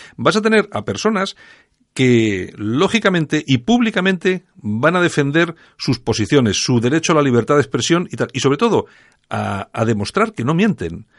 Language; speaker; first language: Spanish; native; Spanish